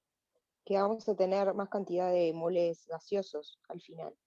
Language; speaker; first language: Spanish; native; Spanish